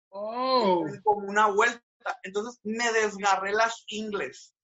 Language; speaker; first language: Spanish; native; Spanish